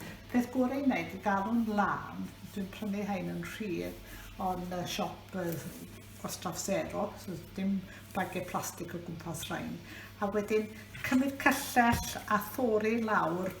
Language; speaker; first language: Welsh; native; Welsh